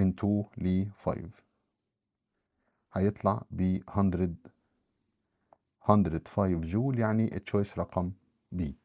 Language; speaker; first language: Arabic; native; Arabic